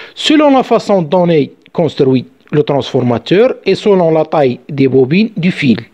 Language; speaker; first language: French; non-native, local second language; Arabic